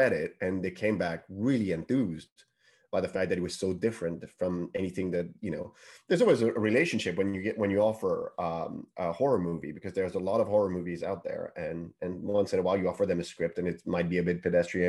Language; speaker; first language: English; non-native, fluent; French